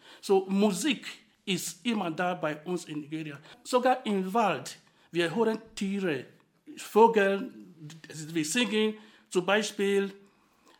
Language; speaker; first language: German; non-native, fluent; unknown